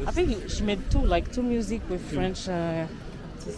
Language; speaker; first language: English; non-native, learner; French